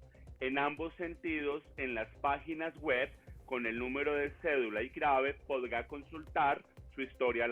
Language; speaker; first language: Spanish; native; Spanish